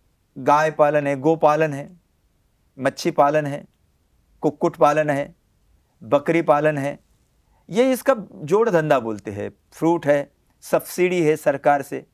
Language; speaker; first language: Hindi; native; Hindi